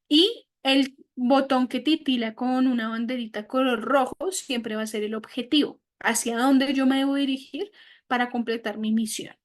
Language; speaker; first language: Spanish; native; Spanish